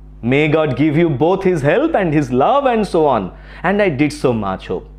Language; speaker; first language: English; non-native, local second language; Bangla